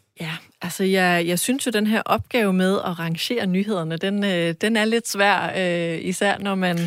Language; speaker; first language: Danish; early bilingual, other home language; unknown